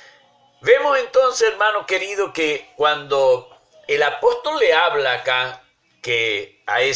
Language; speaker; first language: Spanish; native; Spanish